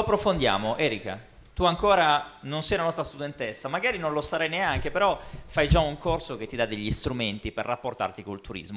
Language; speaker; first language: Italian; native; Italian